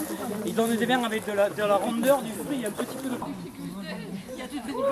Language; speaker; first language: French; native; French